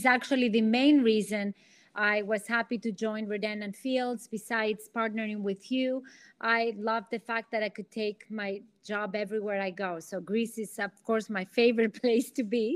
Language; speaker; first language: English; non-native, fluent; Greek